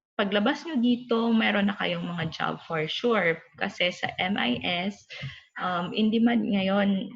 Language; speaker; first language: Filipino; non-native, local second language; Bikol